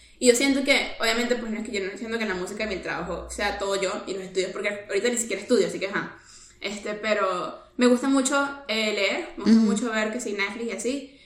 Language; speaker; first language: Spanish; native; Spanish